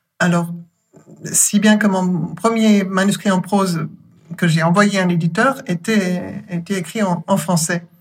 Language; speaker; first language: French; non-native, fluent; German